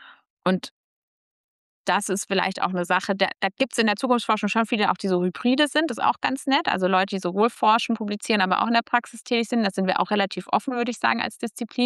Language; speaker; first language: German; native; German